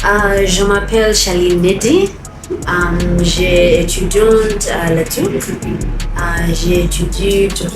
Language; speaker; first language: French; non-native, learner; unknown